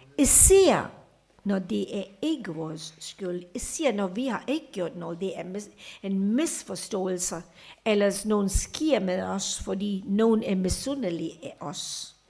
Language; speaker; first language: Danish; non-native, fluent; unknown